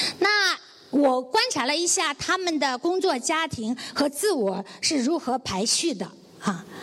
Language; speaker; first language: Chinese; native; Chinese